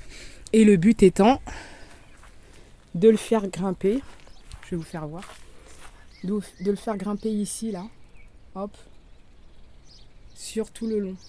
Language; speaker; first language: French; native; French